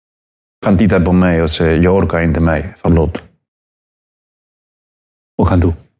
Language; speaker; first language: Swedish; non-native, fluent; Spanish